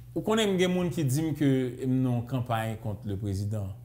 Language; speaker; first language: French; native; French